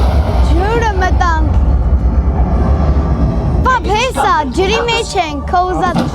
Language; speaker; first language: Armenian; early bilingual, heritage; Armenian